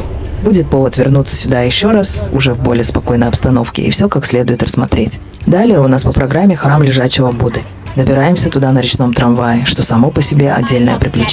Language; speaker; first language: Russian; native; Russian